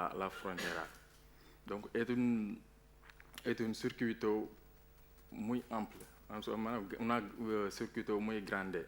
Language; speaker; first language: Spanish; non-native, learner; Wolof